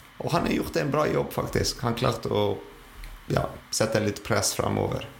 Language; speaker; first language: Norwegian; non-native, fluent; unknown